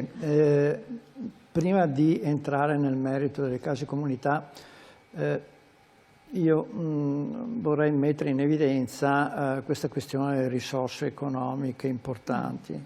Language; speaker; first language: Italian; native; Italian